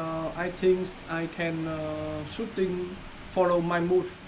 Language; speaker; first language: English; non-native, learner; Vietnamese